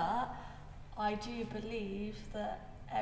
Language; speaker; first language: English; native; English